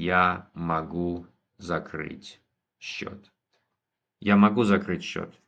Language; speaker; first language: Russian; non-native, fluent; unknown